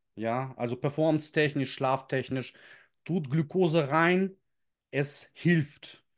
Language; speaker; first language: German; early bilingual, other home language; Russian